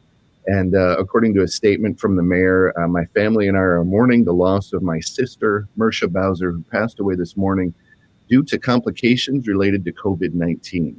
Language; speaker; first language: English; native; English